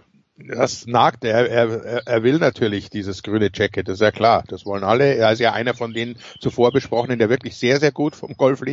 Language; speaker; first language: German; native; German